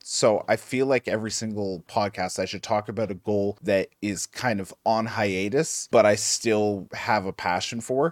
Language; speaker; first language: English; native; English